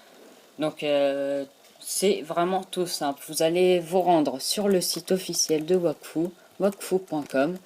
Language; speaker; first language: French; native; French